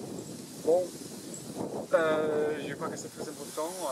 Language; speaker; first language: French; non-native, fluent; Dutch